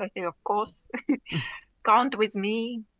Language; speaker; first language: English; non-native, learner; Russian